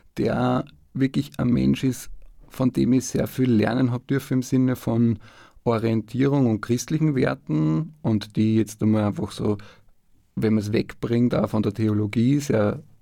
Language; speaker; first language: German; native; German